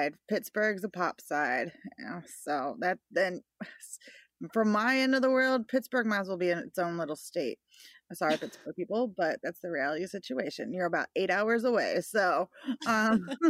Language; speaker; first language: English; native; English